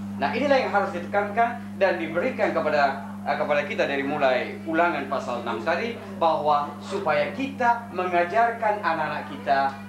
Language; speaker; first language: Indonesian; native; Indonesian